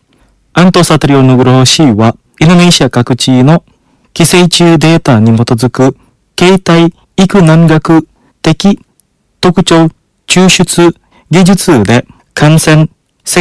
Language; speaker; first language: Japanese; non-native, fluent; Indonesian